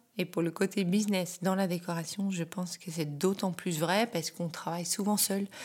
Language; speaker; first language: French; non-native, fluent; Dutch